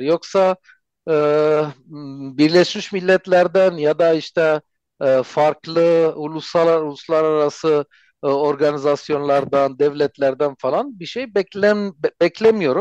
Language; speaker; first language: Turkish; non-native, fluent; Armenian